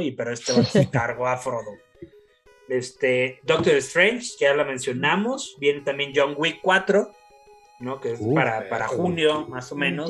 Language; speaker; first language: Spanish; native; Spanish